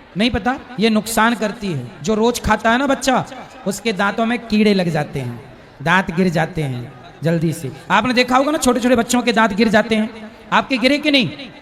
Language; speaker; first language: Hindi; native; Hindi